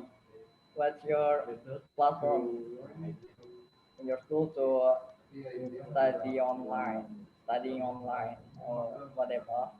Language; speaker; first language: English; non-native, learner; Indonesian